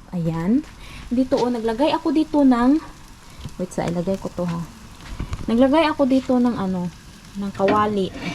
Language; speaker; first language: Filipino; non-native, local second language; Cebuano